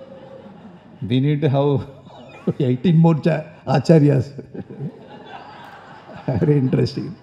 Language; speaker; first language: English; non-native, local second language; Tamil